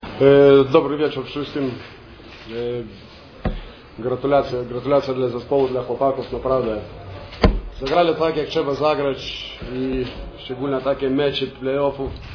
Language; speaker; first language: Polish; non-native, fluent; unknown